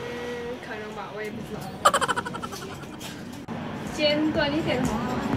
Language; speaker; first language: Chinese; early bilingual, heritage; Indonesian